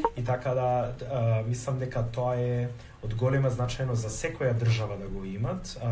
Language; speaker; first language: Macedonian; early bilingual, heritage; Macedonian